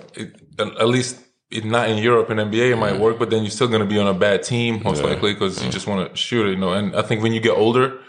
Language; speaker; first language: English; non-native, fluent; Lithuanian